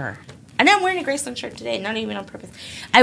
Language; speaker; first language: English; native; English